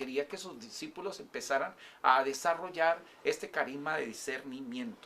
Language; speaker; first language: Spanish; native; Spanish